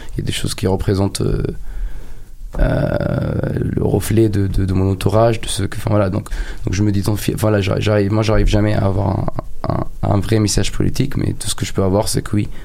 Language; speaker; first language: French; non-native, fluent; Arabic